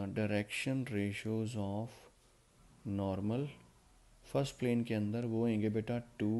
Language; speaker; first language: Hindi; non-native, local second language; Punjabi